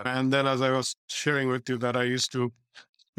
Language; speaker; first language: English; non-native, local second language; Bangla